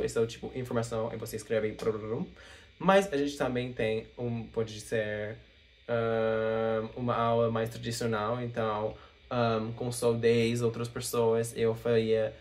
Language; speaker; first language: Portuguese; non-native, fluent; English